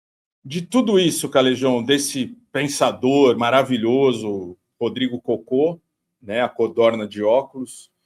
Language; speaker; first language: Portuguese; native; Portuguese